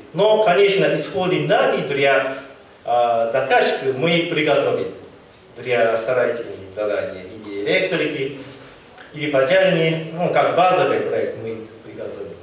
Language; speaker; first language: Russian; non-native, learner; Japanese